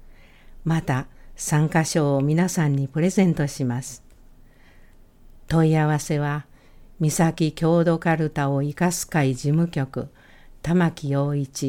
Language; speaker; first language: Japanese; native; Japanese